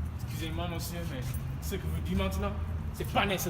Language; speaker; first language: French; non-native, learner; English